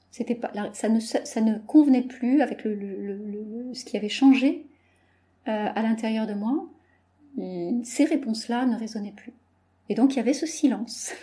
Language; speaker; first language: French; native; French